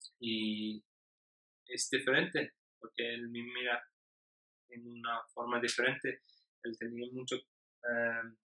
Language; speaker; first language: Spanish; non-native, learner; English